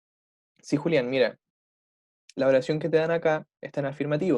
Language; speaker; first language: Spanish; native; Spanish